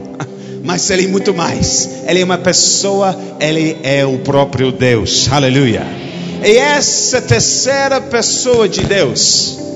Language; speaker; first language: Portuguese; non-native, fluent; English